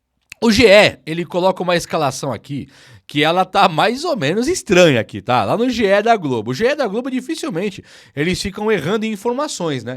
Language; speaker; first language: Portuguese; native; Portuguese